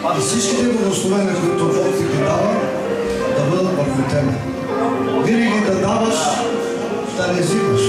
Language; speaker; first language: Bulgarian; non-native, fluent; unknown